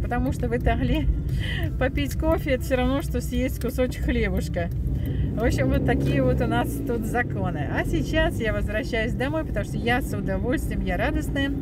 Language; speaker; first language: Russian; native; Russian